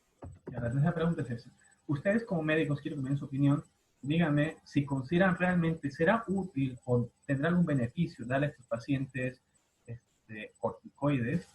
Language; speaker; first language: Spanish; native; Spanish